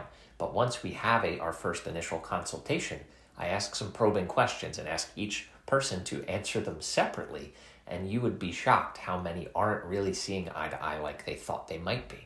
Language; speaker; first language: English; native; English